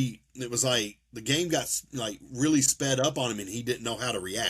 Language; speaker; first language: English; native; English